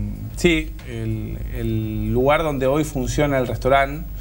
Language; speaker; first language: Spanish; native; Spanish